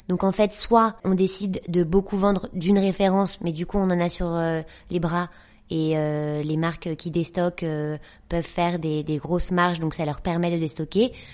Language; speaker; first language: French; native; French